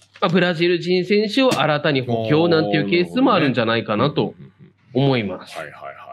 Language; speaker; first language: Japanese; native; Japanese